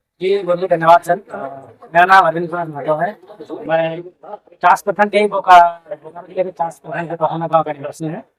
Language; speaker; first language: Hindi; non-native, local second language; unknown